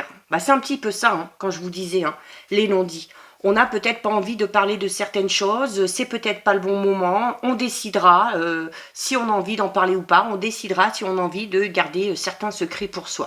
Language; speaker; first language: French; native; French